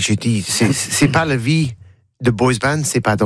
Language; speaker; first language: French; non-native, learner; English